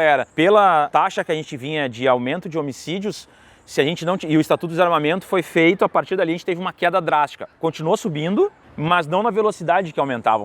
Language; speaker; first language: Portuguese; native; Portuguese